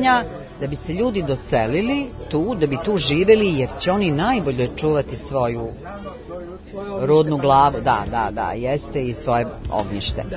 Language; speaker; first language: Serbian; native; Serbian